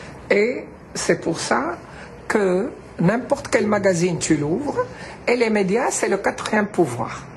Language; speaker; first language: French; non-native, local second language; Arabic